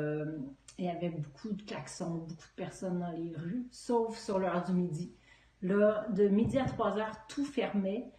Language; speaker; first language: French; native; French